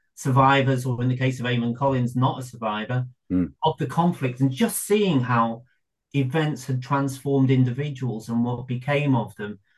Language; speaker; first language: English; native; English